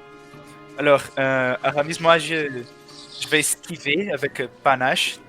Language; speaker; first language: French; non-native, learner; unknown